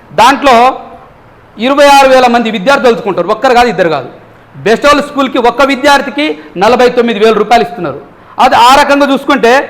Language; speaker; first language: Telugu; non-native, local second language; Lambadi